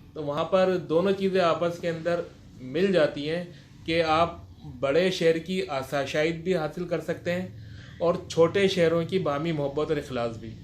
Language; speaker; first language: Urdu; native; Urdu